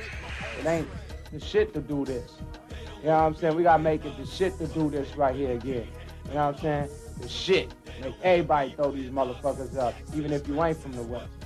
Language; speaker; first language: English; native; English